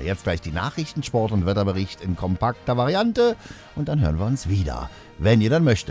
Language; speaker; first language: German; native; German